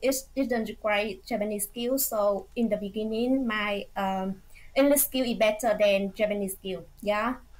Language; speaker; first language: English; non-native, fluent; Vietnamese